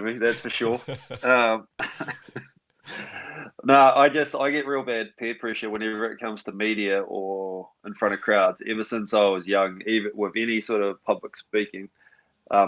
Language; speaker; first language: English; native; English